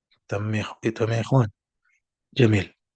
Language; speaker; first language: Arabic; non-native, fluent; French